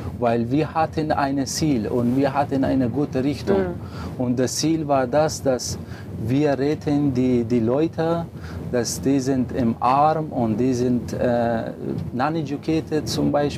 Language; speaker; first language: German; non-native, learner; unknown